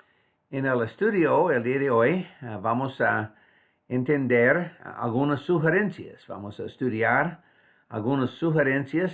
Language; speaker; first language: Spanish; non-native, fluent; English